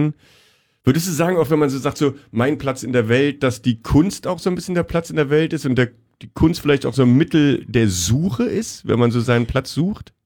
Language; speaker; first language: German; native; German